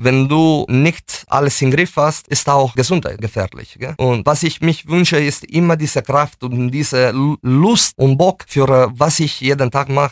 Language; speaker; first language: German; non-native, fluent; Italian